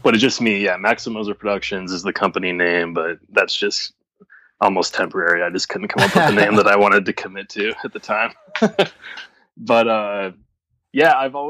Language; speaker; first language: English; native; English